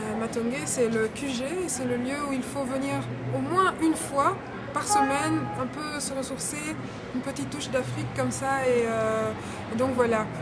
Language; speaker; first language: French; non-native, local second language; Lingala